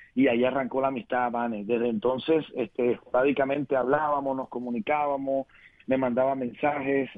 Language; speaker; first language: Spanish; native; Spanish